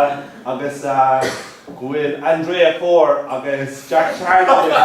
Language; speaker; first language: Irish; non-native, local second language; English